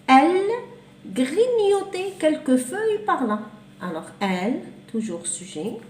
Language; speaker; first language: French; non-native, local second language; Arabic